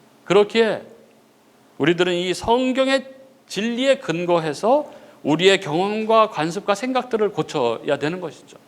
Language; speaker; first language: Korean; native; Korean